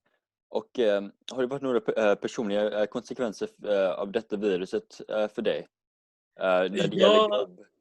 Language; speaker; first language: Swedish; non-native, learner; English